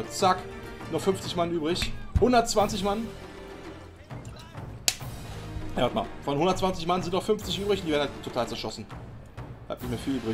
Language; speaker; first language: German; native; German